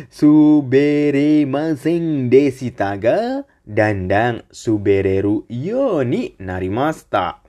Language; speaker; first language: Japanese; non-native, learner; Indonesian